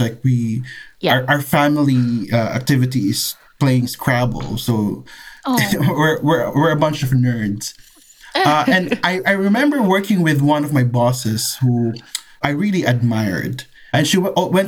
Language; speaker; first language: English; non-native, local second language; Filipino